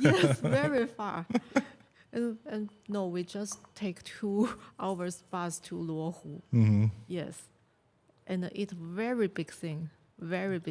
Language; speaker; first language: English; non-native, learner; Chinese